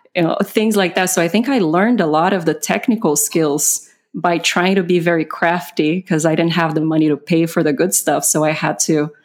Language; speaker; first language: English; non-native, fluent; Portuguese